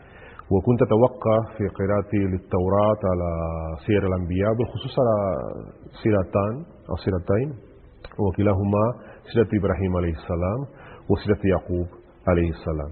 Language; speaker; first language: Arabic; non-native, fluent; Spanish